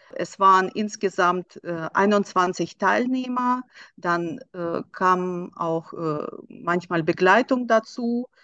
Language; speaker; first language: German; non-native, fluent; Russian